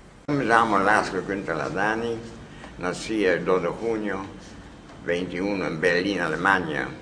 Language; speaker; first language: Spanish; non-native, fluent; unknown